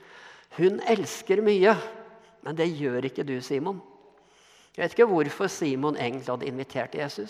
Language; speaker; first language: Norwegian; native; Norwegian